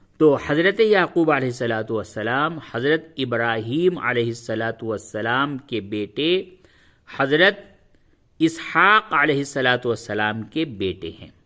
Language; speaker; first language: Urdu; native; Urdu